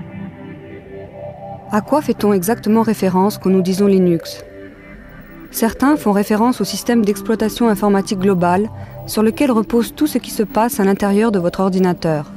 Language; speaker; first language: French; native; French